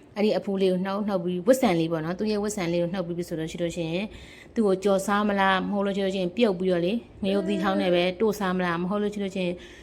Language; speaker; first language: Burmese; native; Burmese